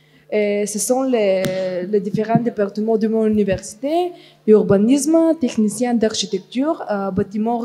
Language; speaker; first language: French; non-native, fluent; Bulgarian